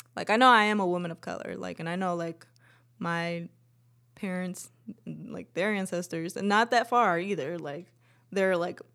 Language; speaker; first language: English; early bilingual, other home language; Spanish